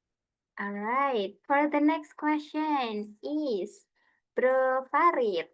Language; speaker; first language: English; non-native, fluent; Indonesian